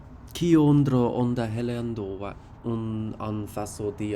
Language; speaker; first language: Spanish; non-native, learner; English